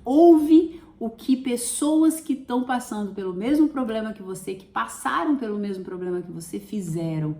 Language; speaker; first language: Portuguese; native; Portuguese